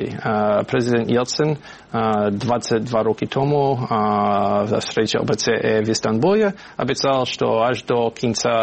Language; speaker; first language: Ukrainian; non-native, learner; English